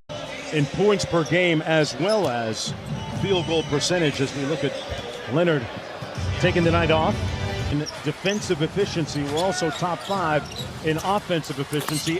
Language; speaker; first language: English; native; English